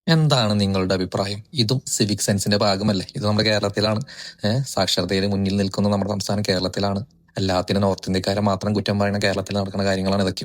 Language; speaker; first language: Malayalam; native; Malayalam